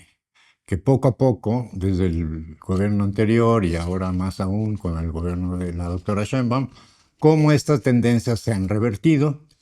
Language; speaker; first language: Spanish; native; Spanish